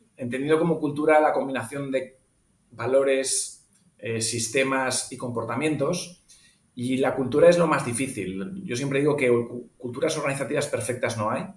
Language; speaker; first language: Spanish; native; Spanish